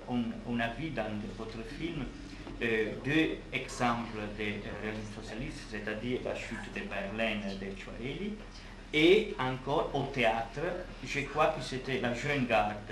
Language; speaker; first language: French; non-native, fluent; Italian